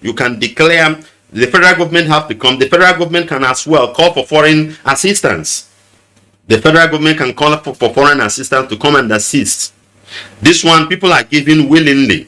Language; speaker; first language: English; non-native, local second language; Igbo